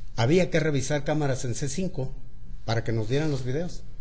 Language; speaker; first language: Spanish; native; Spanish